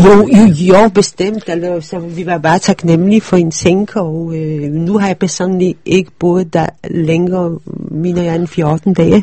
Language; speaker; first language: Danish; early bilingual, other home language; Polish